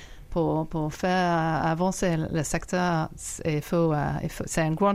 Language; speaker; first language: French; non-native, fluent; English